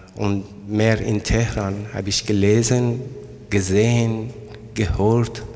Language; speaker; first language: German; non-native, learner; Persian